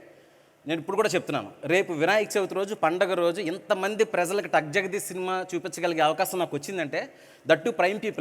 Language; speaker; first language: Telugu; native; Telugu